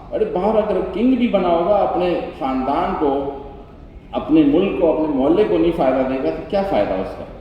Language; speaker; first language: Urdu; non-native, local second language; Sindhi